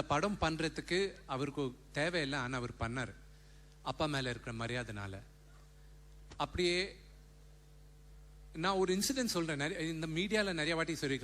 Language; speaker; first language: Tamil; non-native, local second language; Telugu